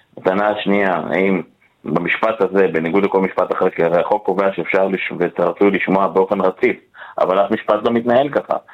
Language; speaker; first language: Hebrew; native; Hebrew